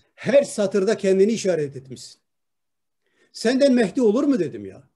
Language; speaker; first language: Turkish; non-native, local second language; Kurdish